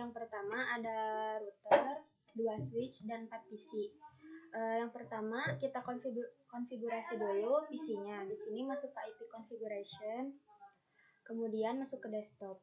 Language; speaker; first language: Indonesian; native; Indonesian